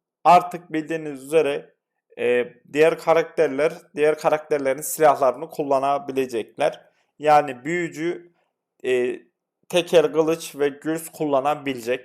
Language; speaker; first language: Turkish; native; Turkish